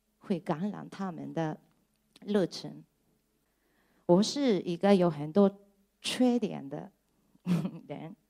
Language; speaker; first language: Chinese; non-native, fluent; Japanese